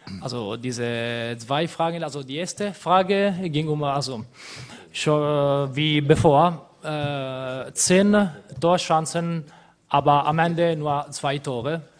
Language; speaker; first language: German; non-native, fluent; Italian